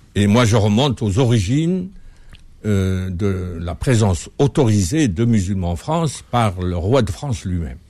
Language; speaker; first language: French; non-native, local second language; Arabic